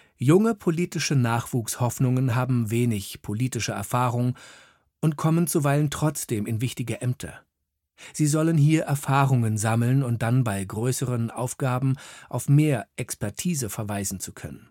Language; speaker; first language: German; native; German